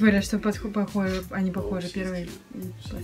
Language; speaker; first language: Russian; native; Russian